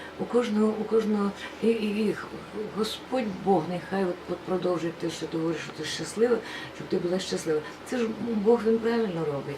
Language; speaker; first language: Ukrainian; non-native, local second language; Russian